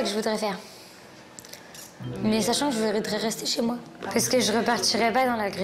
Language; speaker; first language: French; native; French